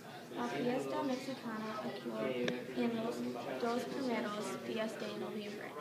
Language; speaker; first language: Spanish; non-native, learner; English